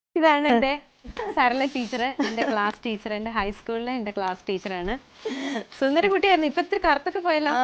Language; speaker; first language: Malayalam; native; Malayalam